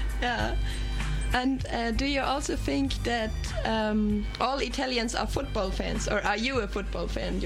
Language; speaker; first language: English; non-native, fluent; Romanian